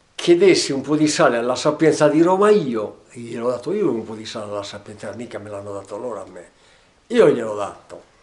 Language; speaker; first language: Italian; non-native, local second language; Sardinian